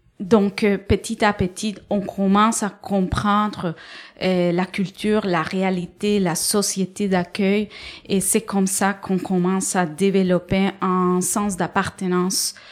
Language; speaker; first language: French; non-native, fluent; Spanish